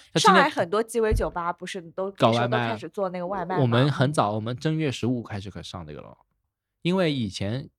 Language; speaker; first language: Chinese; native; Chinese